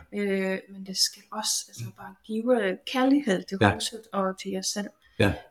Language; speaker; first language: Danish; non-native, fluent; Polish